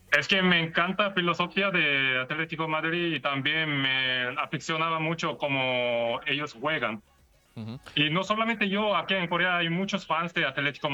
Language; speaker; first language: Spanish; non-native, learner; Korean